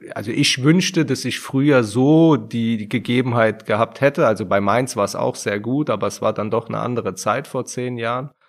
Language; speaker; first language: German; native; German